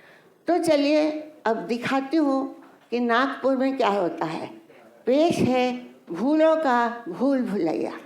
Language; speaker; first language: Hindi; native; Hindi